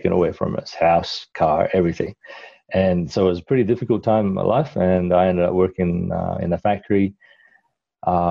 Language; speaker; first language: English; non-native, local second language; Cantonese